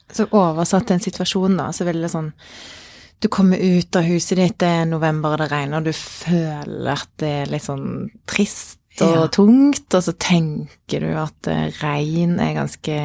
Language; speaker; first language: Norwegian; native; Norwegian